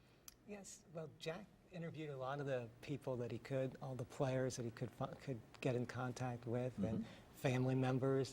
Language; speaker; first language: English; native; English